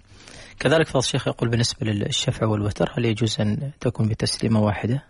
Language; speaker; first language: Arabic; native; Arabic